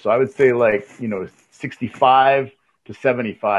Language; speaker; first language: English; native; English